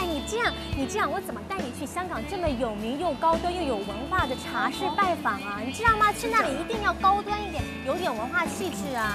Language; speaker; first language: Chinese; native; Chinese